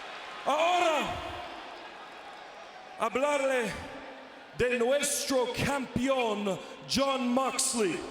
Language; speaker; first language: Spanish; non-native, learner; English